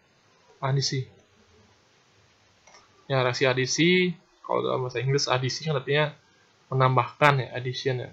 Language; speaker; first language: Indonesian; native; Indonesian